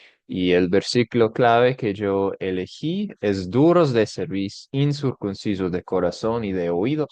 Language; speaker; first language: Spanish; non-native, fluent; English